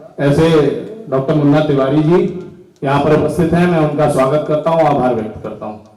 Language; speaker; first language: Hindi; native; Hindi